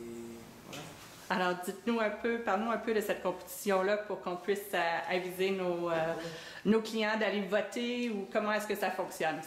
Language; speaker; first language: French; native; French